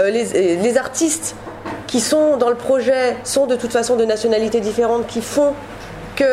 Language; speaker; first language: French; native; French